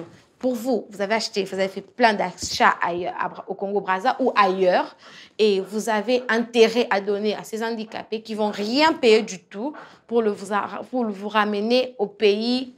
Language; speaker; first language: French; non-native, local second language; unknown